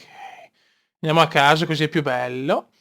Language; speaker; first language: Italian; native; Italian